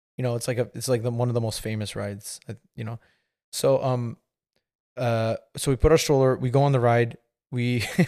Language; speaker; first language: English; native; English